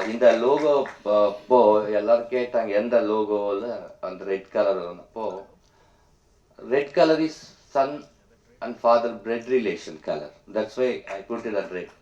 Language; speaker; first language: Tamil; non-native, learner; Telugu